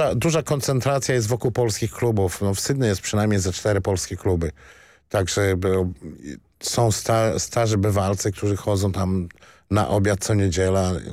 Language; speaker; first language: Polish; native; Polish